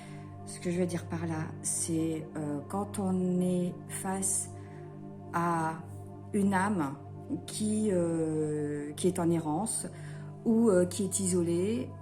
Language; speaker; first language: French; native; French